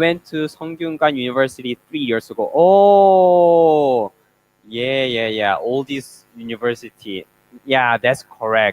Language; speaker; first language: English; non-native, learner; Korean